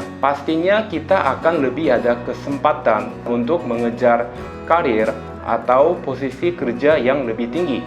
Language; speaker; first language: Indonesian; non-native, fluent; Korean